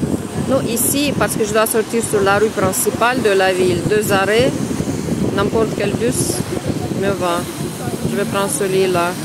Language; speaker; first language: French; non-native, fluent; Russian